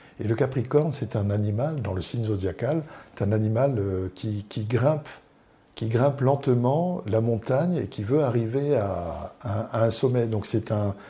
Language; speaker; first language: French; native; French